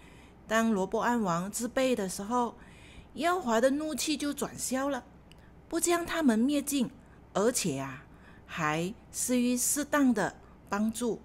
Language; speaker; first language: Chinese; native; Chinese